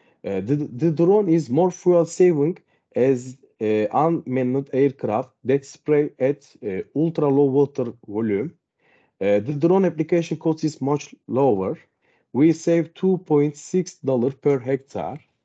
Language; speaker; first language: English; non-native, learner; Turkish